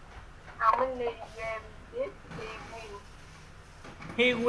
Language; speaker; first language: English; non-native, learner; Vietnamese